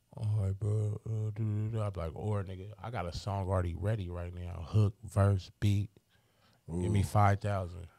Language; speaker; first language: English; native; English